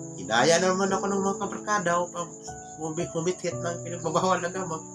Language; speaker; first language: Filipino; non-native, local second language; Cebuano